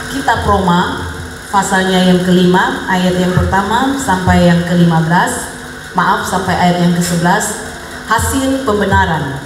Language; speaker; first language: Indonesian; native; Indonesian